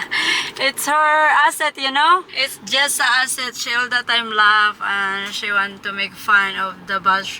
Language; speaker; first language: English; non-native, local second language; Filipino